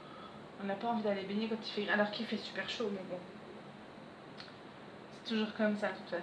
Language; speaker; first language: French; native; French